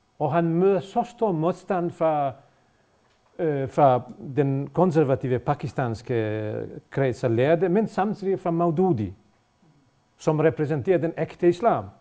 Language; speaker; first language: Danish; non-native, fluent; Bosnian